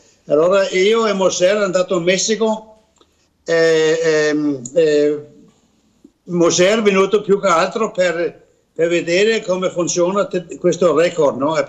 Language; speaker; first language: Italian; non-native, learner; Danish